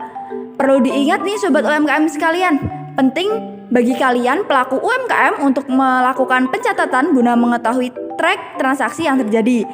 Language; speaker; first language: Indonesian; native; Indonesian